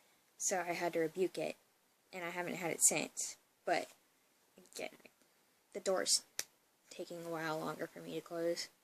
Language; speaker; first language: English; native; English